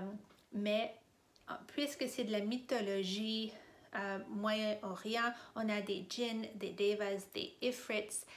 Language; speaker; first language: French; non-native, fluent; English